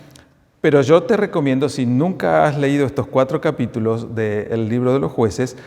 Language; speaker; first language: Spanish; native; Spanish